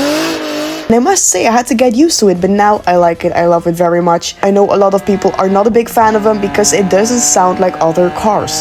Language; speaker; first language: English; non-native, fluent; Dutch